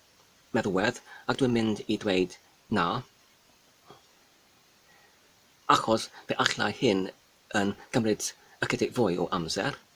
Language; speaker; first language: Welsh; non-native, learner; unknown